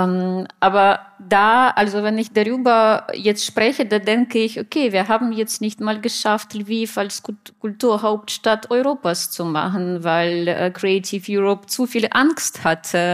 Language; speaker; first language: German; non-native, fluent; Russian